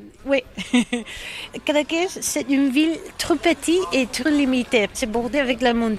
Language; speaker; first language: French; non-native, learner; Catalan